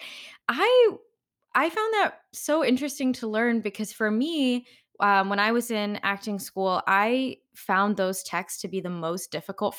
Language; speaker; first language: English; native; English